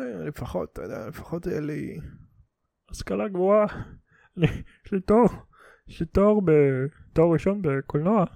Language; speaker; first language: Hebrew; early bilingual, other home language; Russian